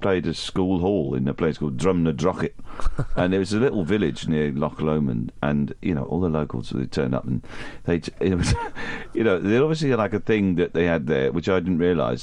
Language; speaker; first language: English; native; English